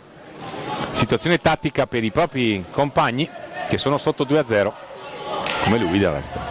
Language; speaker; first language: Italian; native; Italian